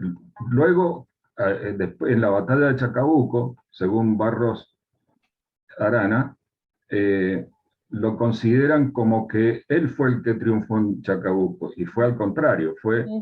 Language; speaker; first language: Spanish; native; Spanish